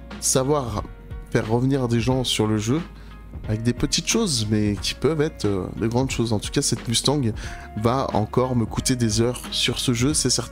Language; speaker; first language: French; native; French